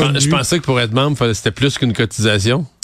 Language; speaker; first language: French; native; French